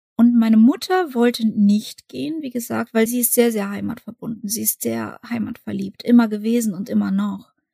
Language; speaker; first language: German; early bilingual, other home language; Russian